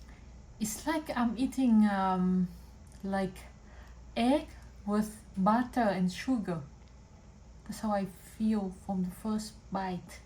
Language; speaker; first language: English; non-native, fluent; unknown